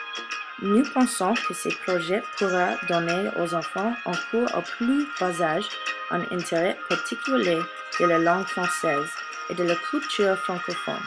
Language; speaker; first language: French; non-native, learner; English